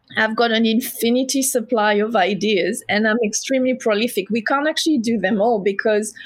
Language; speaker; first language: English; non-native, fluent; French